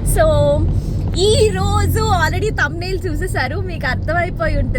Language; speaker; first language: Telugu; native; Telugu